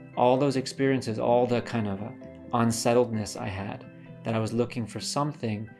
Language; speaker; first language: English; native; English